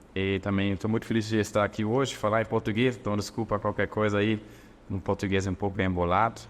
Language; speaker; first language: Portuguese; non-native, fluent; German